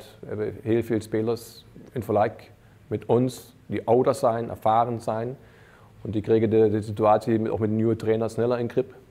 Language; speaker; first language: Dutch; non-native, fluent; German